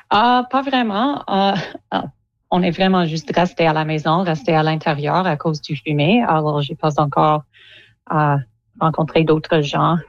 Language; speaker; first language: French; non-native, local second language; English